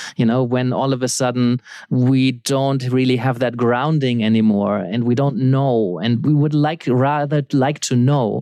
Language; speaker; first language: English; non-native, fluent; German